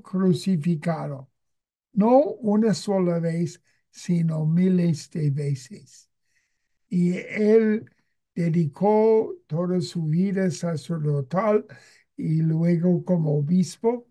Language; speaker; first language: Spanish; non-native, fluent; English